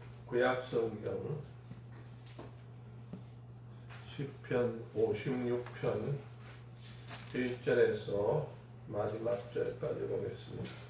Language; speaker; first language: Korean; native; Korean